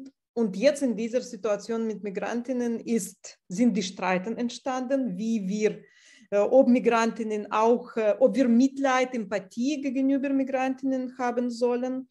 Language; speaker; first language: German; non-native, fluent; Russian